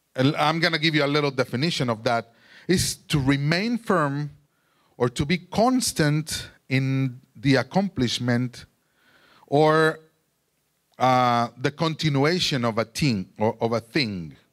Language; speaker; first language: English; non-native, fluent; Spanish